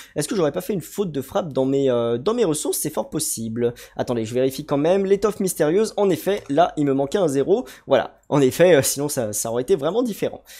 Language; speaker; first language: French; native; French